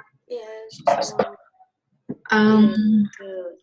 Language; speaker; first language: English; non-native, learner; Vietnamese